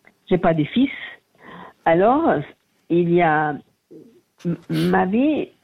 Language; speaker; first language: French; non-native, learner; Portuguese